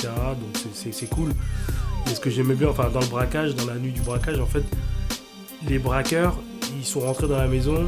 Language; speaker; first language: French; native; French